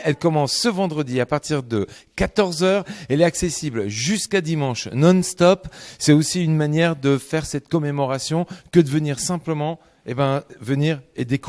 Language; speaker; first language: French; native; French